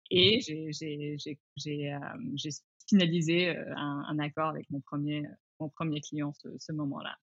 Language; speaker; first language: French; early bilingual, other home language; English